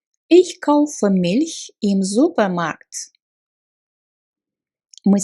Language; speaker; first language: German; non-native, fluent; Russian